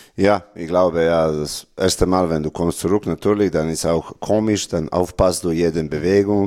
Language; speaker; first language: German; non-native, learner; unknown